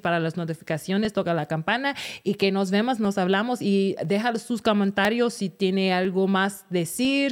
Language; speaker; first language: Spanish; non-native, fluent; English